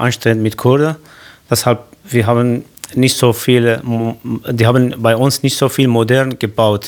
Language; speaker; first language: German; non-native, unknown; Kurdish